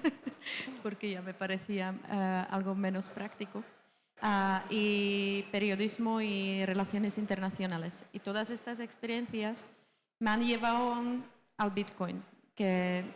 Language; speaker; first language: Spanish; non-native, fluent; Czech